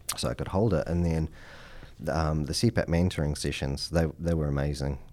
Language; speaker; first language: English; native; English